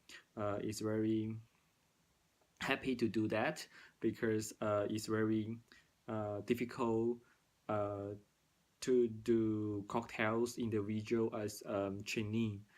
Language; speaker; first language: English; non-native, learner; Cantonese